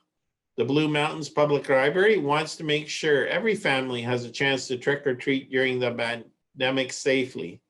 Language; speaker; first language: English; native; English